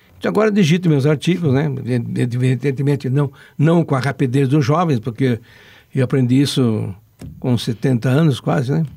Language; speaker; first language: Portuguese; non-native, local second language; Italian